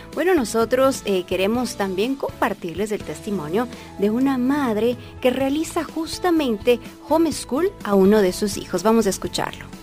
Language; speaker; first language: Spanish; native; Spanish